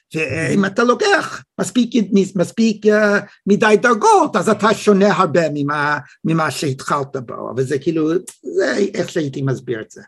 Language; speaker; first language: Hebrew; non-native, fluent; English